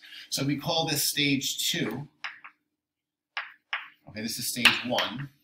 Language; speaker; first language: English; native; English